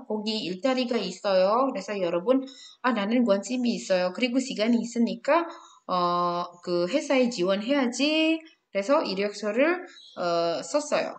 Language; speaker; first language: Korean; non-native, fluent; Indonesian